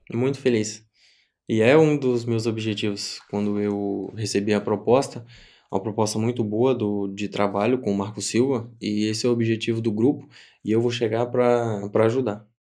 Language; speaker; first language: Portuguese; native; Portuguese